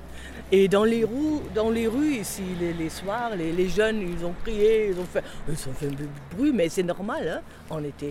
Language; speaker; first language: French; non-native, fluent; German